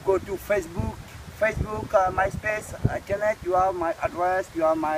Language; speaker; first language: English; non-native, learner; Morisyen